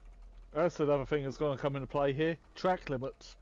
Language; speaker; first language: English; native; English